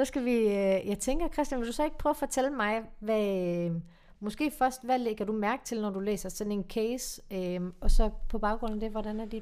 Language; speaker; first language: Danish; native; Danish